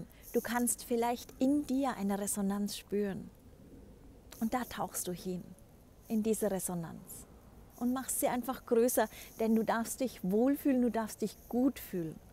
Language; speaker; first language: German; native; German